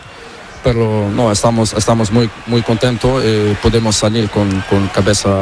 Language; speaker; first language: Spanish; non-native, learner; Portuguese